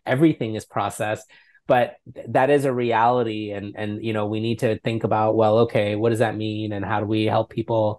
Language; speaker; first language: English; native; English